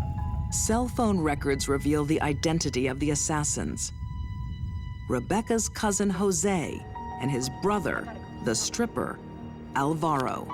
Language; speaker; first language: English; native; English